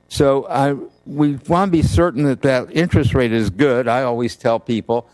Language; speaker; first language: English; native; English